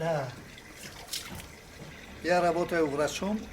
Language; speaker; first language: Russian; non-native, local second language; Tajik